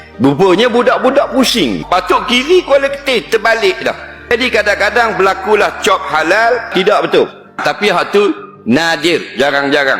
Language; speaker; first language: Malay; native; Malay